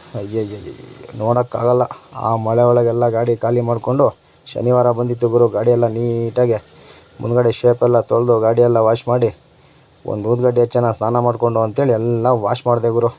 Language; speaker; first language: Kannada; non-native, local second language; Lambadi